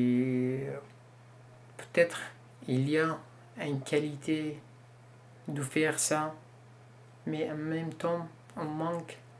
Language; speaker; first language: French; non-native, learner; Kurdish